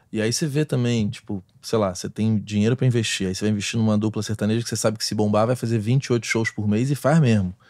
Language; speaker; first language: Portuguese; native; Portuguese